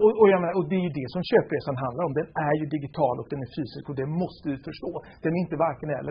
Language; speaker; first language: Swedish; native; Swedish